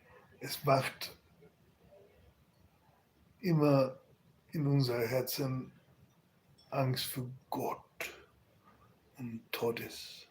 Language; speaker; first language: German; non-native, learner; Spanish